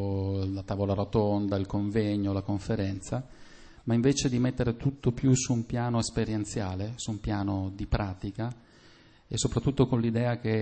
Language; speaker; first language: Italian; native; Italian